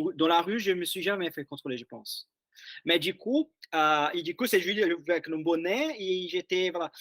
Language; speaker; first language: French; non-native, fluent; Portuguese